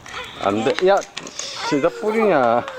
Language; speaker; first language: Korean; native; Korean